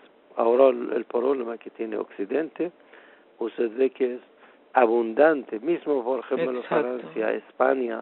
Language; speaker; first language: Spanish; non-native, fluent; Persian